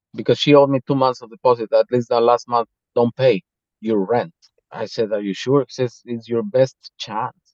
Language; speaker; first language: English; non-native, fluent; Spanish